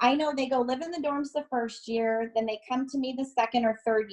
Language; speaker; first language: English; native; English